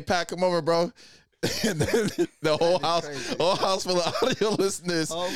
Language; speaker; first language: English; non-native, local second language; Igbo